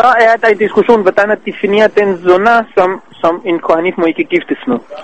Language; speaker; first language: Danish; non-native, fluent; Hebrew